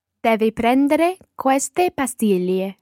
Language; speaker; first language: Italian; non-native, learner; English